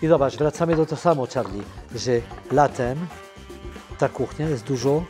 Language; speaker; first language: Polish; non-native, fluent; French